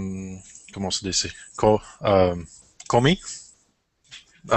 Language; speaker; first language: Spanish; non-native, learner; English